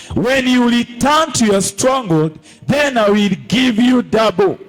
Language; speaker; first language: English; non-native, local second language; Swahili